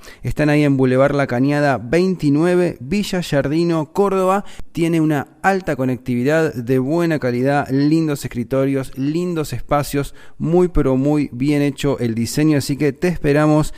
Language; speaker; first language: Spanish; native; Spanish